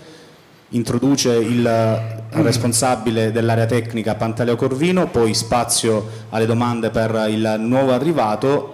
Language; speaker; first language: Italian; native; Italian